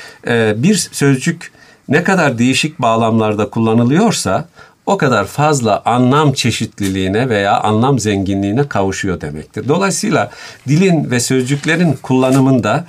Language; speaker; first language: Turkish; native; Turkish